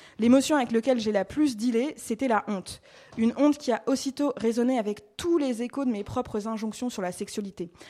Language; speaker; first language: French; native; French